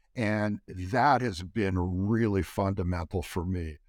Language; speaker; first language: English; native; English